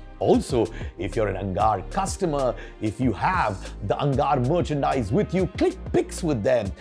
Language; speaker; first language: English; non-native, local second language; Hindi